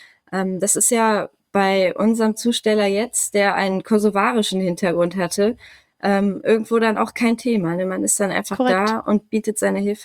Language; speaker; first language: German; native; German